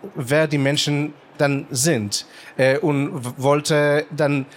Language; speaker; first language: German; non-native, fluent; Hebrew